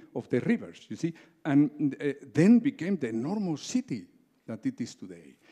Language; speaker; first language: English; non-native, fluent; Spanish